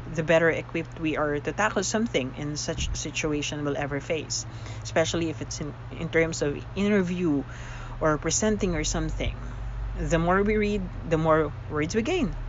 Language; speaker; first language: English; non-native, local second language; Filipino